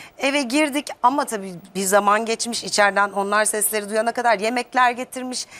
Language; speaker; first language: Turkish; native; Turkish